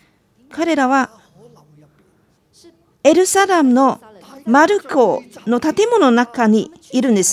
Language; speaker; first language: Japanese; non-native, fluent; Chinese